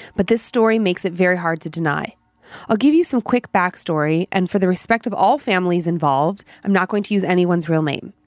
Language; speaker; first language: English; native; English